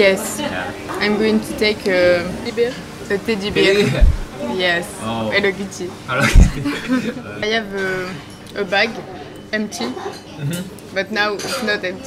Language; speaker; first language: English; non-native, learner; French